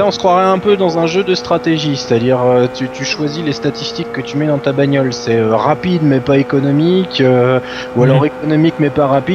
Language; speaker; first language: French; native; French